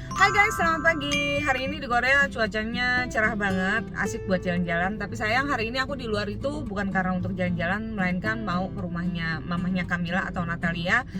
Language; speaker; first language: Indonesian; native; Indonesian